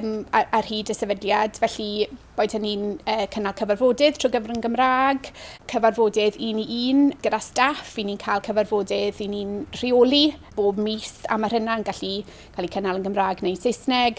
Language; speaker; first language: Welsh; native; Welsh